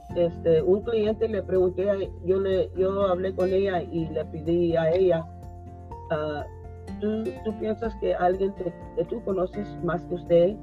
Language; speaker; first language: Spanish; early bilingual, heritage; Spanish